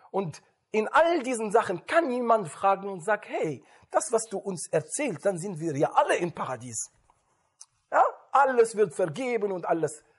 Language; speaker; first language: German; non-native, fluent; Arabic